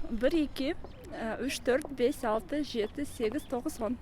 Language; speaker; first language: Russian; native; Russian